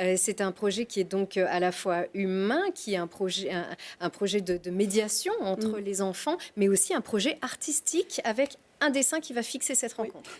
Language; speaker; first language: French; native; French